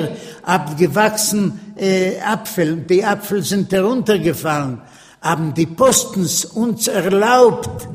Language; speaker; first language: German; non-native, learner; Yiddish